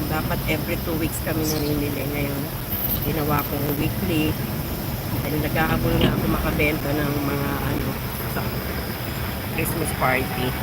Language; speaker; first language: Filipino; native; Filipino